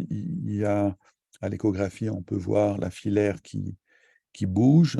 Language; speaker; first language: French; native; French